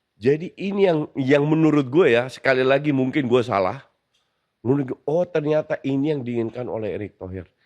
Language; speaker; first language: Indonesian; non-native, fluent; Dutch